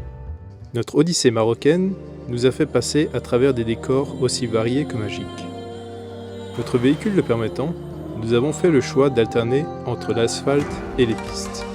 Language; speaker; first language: French; native; French